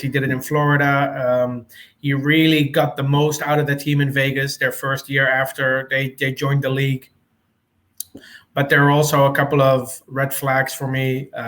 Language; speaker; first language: English; native; English